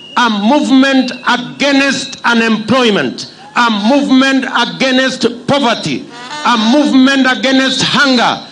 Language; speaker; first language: English; non-native, local second language; Kalenjin